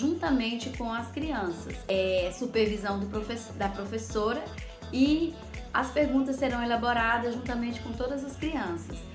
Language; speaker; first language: Portuguese; native; Portuguese